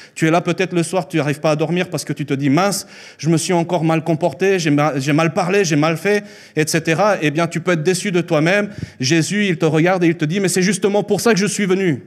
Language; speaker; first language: French; early bilingual, other home language; Spanish